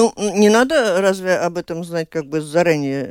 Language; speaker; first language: Russian; native; Russian